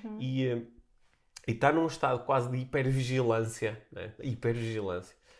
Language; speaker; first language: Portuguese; native; Portuguese